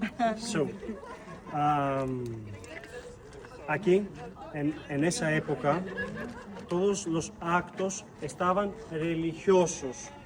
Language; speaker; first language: Spanish; non-native, fluent; Greek